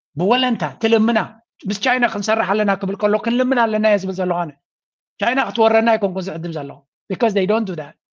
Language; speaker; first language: Tigrinya; native; Tigrinya